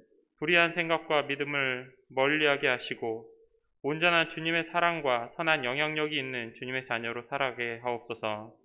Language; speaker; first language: Korean; native; Korean